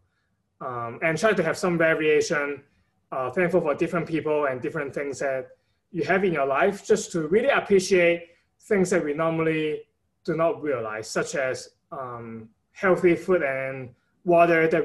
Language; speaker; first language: English; non-native, local second language; Cantonese